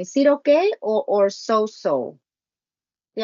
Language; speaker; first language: English; non-native, learner; Spanish